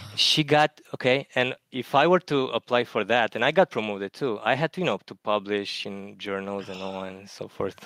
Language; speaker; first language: English; non-native, fluent; Romanian